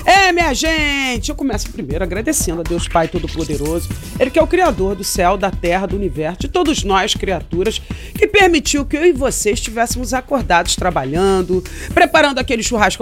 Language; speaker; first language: Portuguese; native; Portuguese